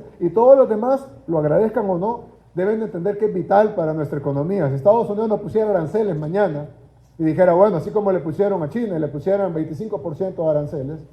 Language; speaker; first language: Spanish; native; Spanish